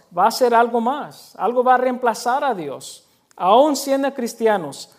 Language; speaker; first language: Spanish; early bilingual, heritage; Spanish